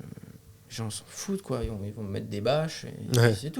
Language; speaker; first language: French; native; French